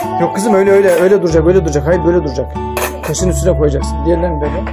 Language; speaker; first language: Turkish; native; Turkish